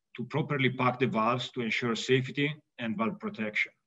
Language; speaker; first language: English; non-native, fluent; Italian